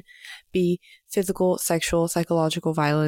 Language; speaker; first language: English; native; English